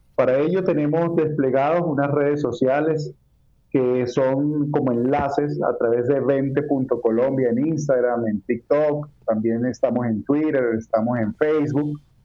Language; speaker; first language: Spanish; native; Spanish